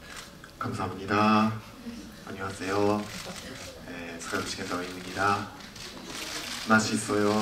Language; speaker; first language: Korean; non-native, learner; Japanese